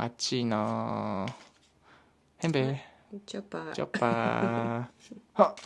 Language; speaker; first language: Mongolian; non-native, learner; Japanese